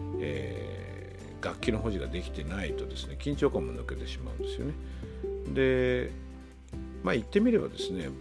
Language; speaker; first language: Japanese; native; Japanese